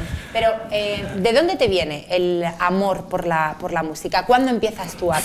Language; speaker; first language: Spanish; native; Spanish